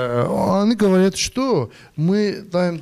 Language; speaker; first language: Russian; non-native, local second language; Azerbaijani